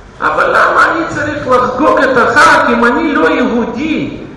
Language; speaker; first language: Hebrew; non-native, fluent; Russian